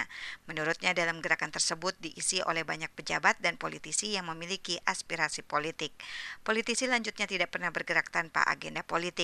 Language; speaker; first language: Indonesian; native; Indonesian